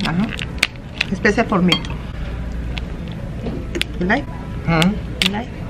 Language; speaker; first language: English; non-native, learner; Spanish